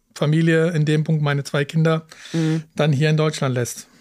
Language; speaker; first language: German; early bilingual, other home language; Punjabi